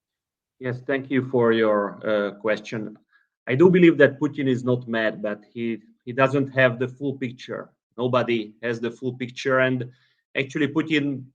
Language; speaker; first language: English; non-native, fluent; Hungarian